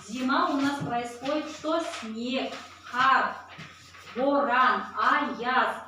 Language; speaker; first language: Russian; non-native, local second language; Kazakh